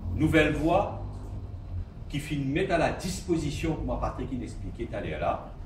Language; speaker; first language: French; non-native, local second language; Morisyen